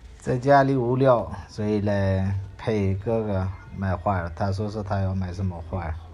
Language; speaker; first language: Chinese; non-native, fluent; Hindi